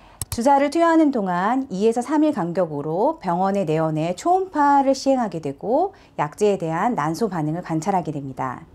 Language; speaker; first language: Korean; native; Korean